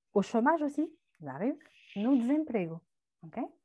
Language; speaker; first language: French; native; French